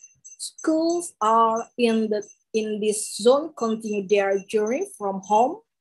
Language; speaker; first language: English; non-native, learner; Indonesian